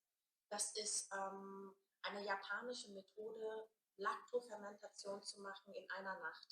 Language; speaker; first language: German; native; German